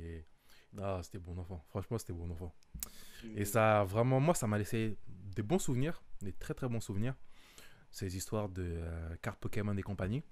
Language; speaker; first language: French; native; French